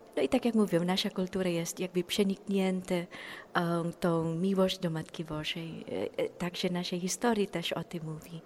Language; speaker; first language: Polish; non-native, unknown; Filipino